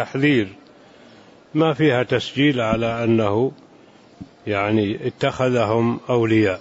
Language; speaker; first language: Arabic; native; Arabic